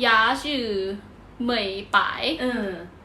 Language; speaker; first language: Chinese; non-native, learner; Thai